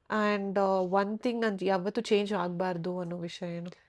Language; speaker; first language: Kannada; native; Kannada